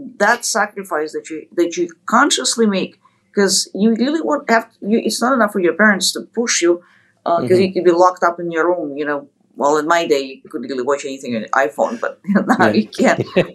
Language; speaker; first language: English; non-native, fluent; Ukrainian